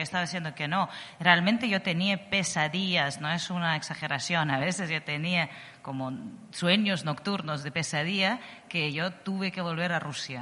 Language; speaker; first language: Spanish; non-native, fluent; Russian